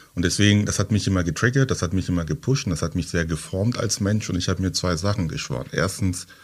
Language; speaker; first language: German; early bilingual, other home language; French